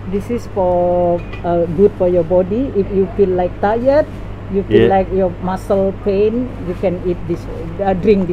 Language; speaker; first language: English; non-native, learner; Indonesian